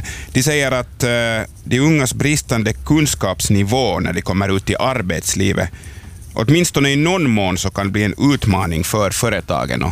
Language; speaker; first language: Swedish; native; Swedish